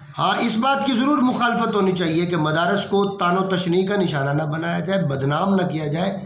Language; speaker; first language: Urdu; non-native, local second language; Punjabi